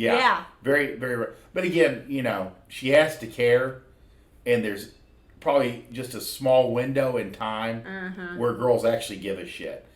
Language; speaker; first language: English; native; English